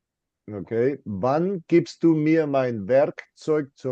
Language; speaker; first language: German; non-native, fluent; English